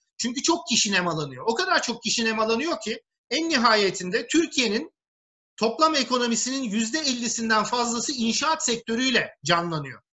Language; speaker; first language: Turkish; native; Turkish